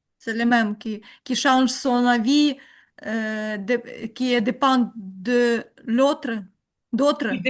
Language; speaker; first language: French; non-native, learner; Ukrainian